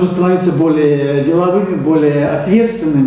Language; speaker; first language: Russian; native; Russian